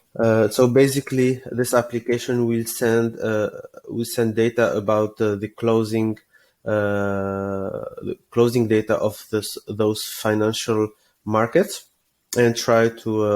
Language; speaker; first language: English; non-native, fluent; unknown